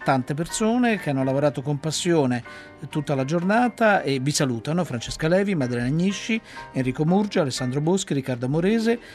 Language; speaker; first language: Italian; native; Italian